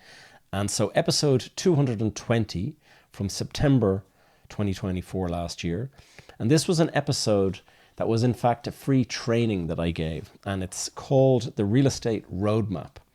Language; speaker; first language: English; native; English